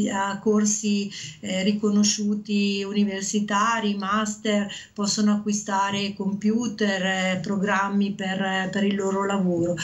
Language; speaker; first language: Italian; native; Italian